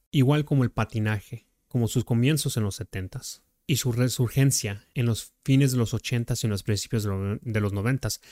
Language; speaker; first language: Spanish; early bilingual, heritage; Spanish